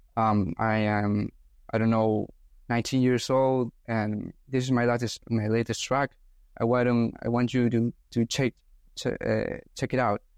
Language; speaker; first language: English; non-native, fluent; Spanish